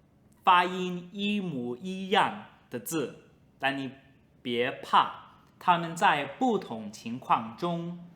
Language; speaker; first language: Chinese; non-native, fluent; English